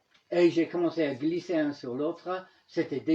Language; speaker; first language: French; non-native, fluent; English